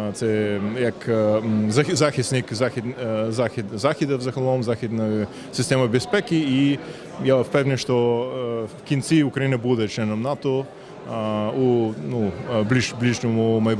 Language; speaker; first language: Ukrainian; non-native, fluent; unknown